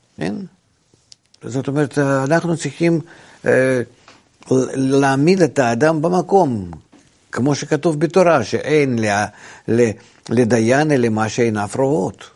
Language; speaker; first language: Hebrew; non-native, fluent; Russian